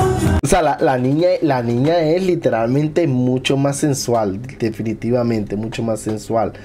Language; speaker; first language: Spanish; native; Spanish